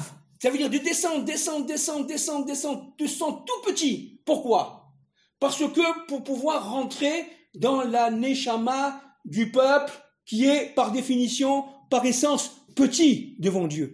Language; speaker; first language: French; native; French